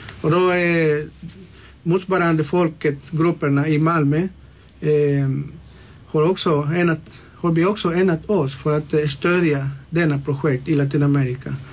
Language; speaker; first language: Swedish; non-native, local second language; Spanish